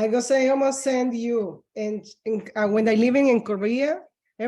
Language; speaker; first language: English; non-native, learner; Spanish